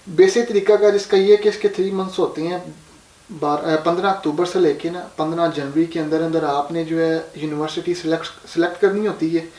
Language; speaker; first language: Urdu; non-native, local second language; Punjabi